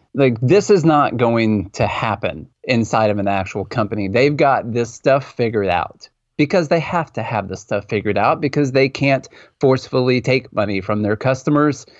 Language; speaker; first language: English; native; English